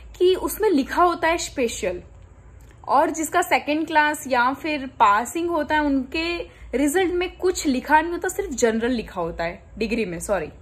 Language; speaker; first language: Hindi; non-native, local second language; Gujarati